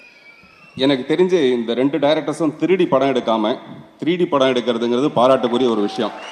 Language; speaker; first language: Tamil; native; Tamil